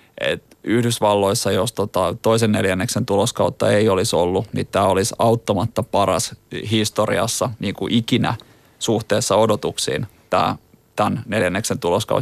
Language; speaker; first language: Finnish; native; Finnish